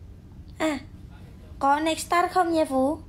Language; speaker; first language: Vietnamese; non-native, learner; Indonesian